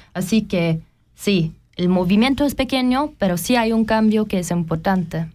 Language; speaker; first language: Spanish; non-native, learner; German